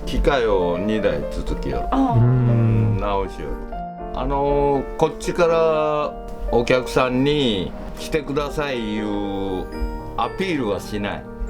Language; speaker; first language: Japanese; native; Japanese